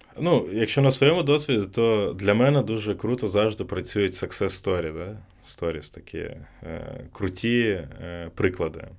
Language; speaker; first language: Ukrainian; non-native, local second language; Crimean Tatar